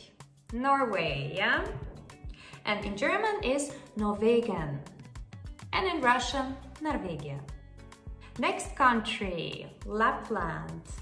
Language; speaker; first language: English; non-native, fluent; Russian